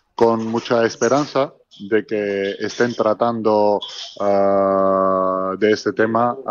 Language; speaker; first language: Spanish; non-native, fluent; Georgian